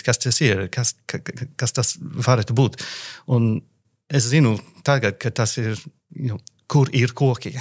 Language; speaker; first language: Latvian; non-native, learner; English